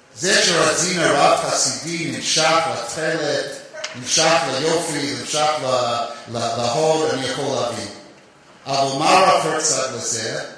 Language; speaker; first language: Hebrew; non-native, fluent; English